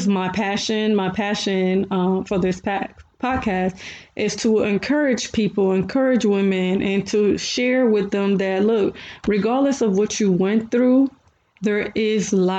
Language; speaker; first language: English; early bilingual, other home language; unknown